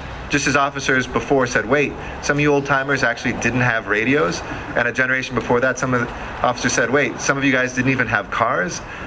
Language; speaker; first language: English; native; English